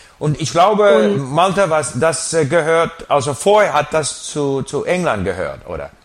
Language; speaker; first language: German; non-native, learner; English